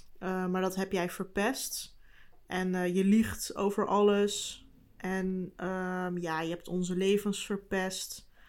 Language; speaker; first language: Dutch; early bilingual, other home language; Turkish